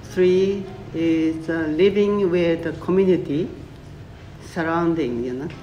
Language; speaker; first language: English; non-native, fluent; Japanese